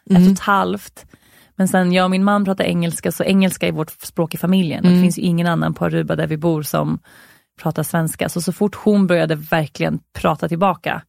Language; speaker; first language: Swedish; native; Swedish